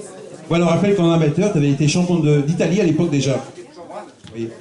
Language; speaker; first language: French; native; French